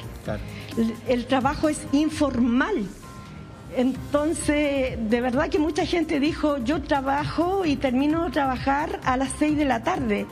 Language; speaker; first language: Spanish; native; Spanish